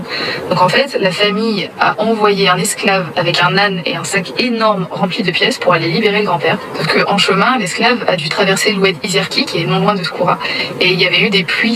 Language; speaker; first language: French; native; French